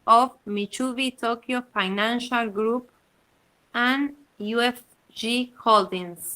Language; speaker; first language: English; non-native, learner; Spanish